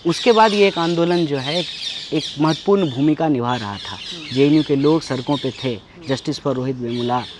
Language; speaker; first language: Hindi; native; Hindi